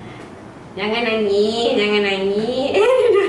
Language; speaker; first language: Malay; native; Malay